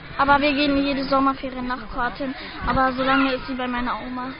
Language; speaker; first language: German; early bilingual, other home language; Croatian